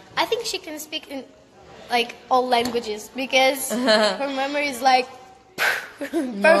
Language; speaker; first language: English; non-native, learner; Russian